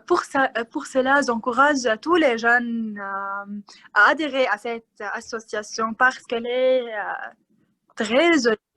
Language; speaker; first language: French; non-native, learner; Arabic